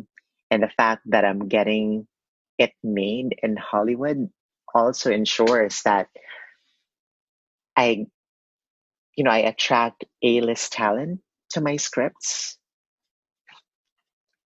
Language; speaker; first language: English; non-native, local second language; Cebuano